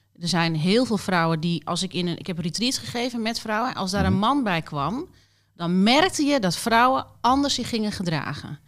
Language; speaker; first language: Dutch; native; Dutch